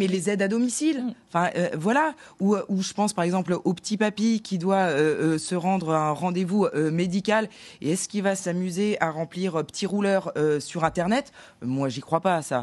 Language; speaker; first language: French; native; French